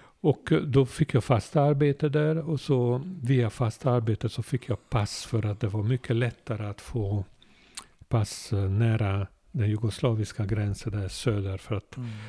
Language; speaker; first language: Swedish; non-native, fluent; Hungarian